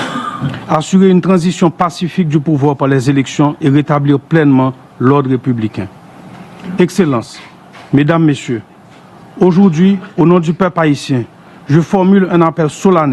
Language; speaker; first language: French; non-native, local second language; Haitian Creole